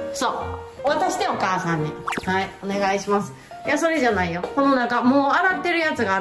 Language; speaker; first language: Japanese; native; Japanese